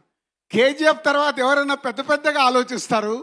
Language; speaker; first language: Telugu; native; Telugu